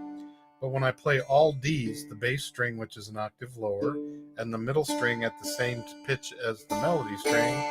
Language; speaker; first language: English; native; English